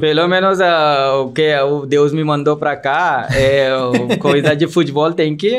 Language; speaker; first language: Portuguese; non-native, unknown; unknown